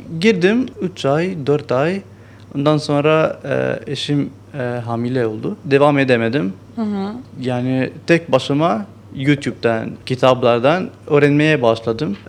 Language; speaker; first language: Turkish; non-native, learner; Arabic